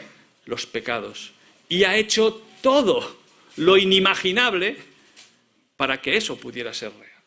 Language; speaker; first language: Spanish; native; Spanish